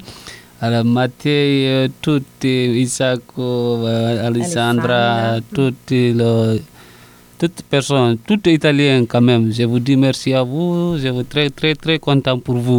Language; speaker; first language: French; non-native, local second language; Susu